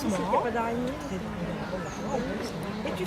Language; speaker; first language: French; native; French